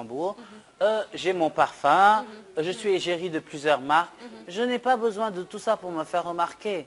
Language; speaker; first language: French; non-native, local second language; Wolof